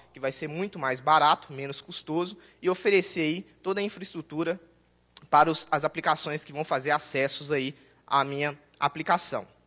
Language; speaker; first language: Portuguese; native; Portuguese